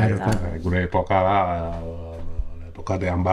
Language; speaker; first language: Basque; non-native, learner; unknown